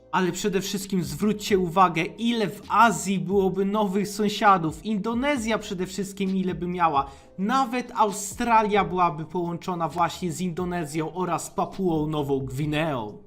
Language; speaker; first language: Polish; native; Polish